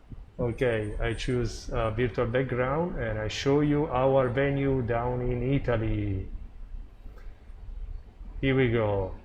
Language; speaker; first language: English; non-native, fluent; Italian